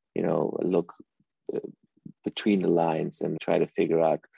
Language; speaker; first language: English; early bilingual, other home language; Persian